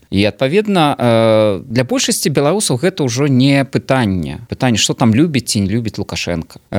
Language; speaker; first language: Belarusian; non-native, local second language; Russian